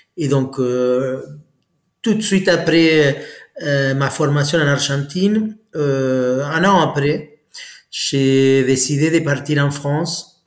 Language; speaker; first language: French; non-native, fluent; Spanish